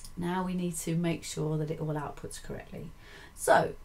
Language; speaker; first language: English; native; English